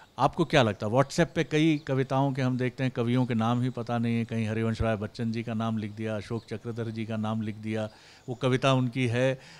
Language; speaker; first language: Hindi; native; Hindi